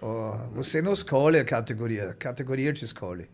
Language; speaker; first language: Portuguese; non-native, fluent; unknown